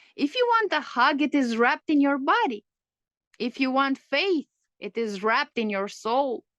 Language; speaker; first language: English; non-native, fluent; Romanian